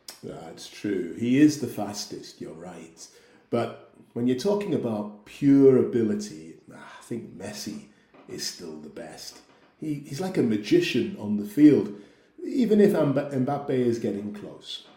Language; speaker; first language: English; native; English